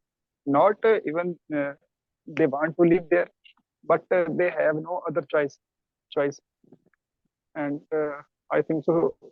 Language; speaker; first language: English; non-native, learner; Urdu